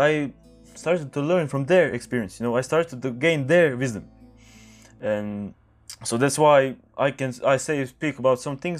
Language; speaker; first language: English; non-native, fluent; Croatian